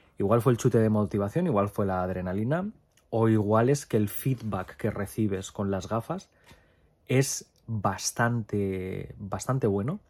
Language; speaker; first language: Spanish; native; Spanish